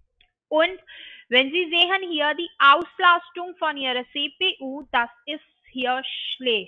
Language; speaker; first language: German; non-native, learner; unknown